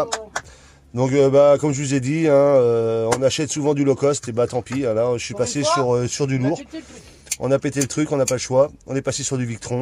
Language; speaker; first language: French; native; French